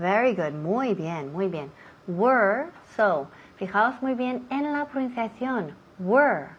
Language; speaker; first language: Spanish; non-native, fluent; English